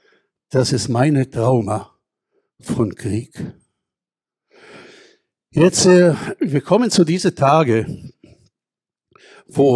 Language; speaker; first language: German; non-native, fluent; Hebrew